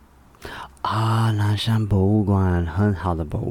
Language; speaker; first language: Chinese; non-native, learner; English